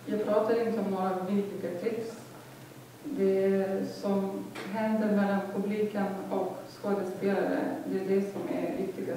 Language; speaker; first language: Swedish; non-native, fluent; Lithuanian